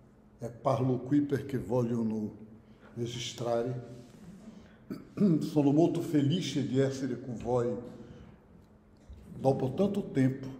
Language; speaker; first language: Italian; non-native, fluent; Portuguese